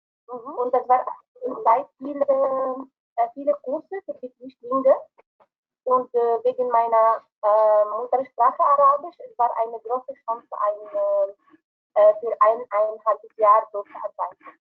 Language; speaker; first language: German; non-native, learner; Arabic